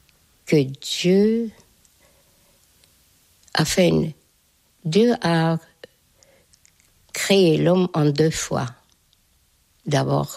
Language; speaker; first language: French; non-native, fluent; Hungarian